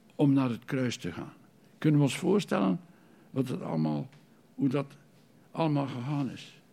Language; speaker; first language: Dutch; native; Dutch